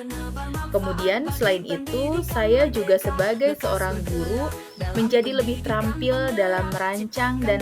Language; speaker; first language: Indonesian; native; Indonesian